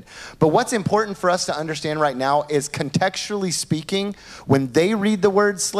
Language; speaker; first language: English; native; English